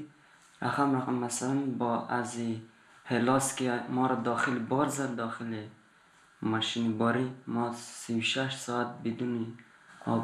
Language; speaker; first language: Norwegian; non-native, learner; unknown